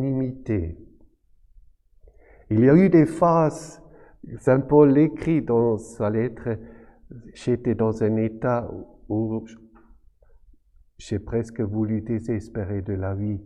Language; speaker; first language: French; non-native, fluent; German